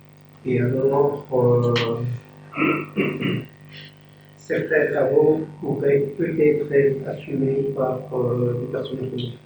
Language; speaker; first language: French; native; French